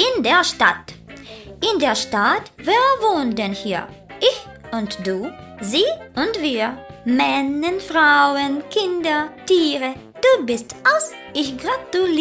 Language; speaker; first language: German; non-native, fluent; Russian